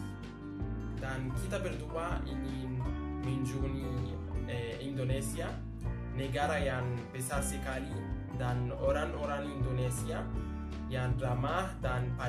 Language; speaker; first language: Indonesian; non-native, learner; Arabic